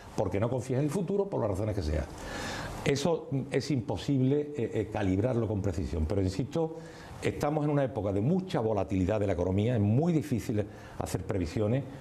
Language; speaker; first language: Spanish; native; Spanish